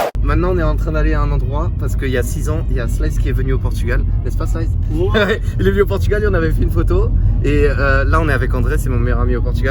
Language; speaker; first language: French; native; French